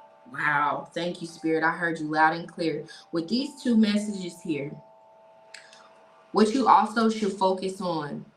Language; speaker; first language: English; native; English